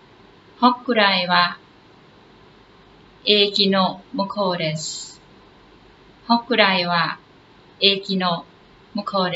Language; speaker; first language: Japanese; non-native, learner; Thai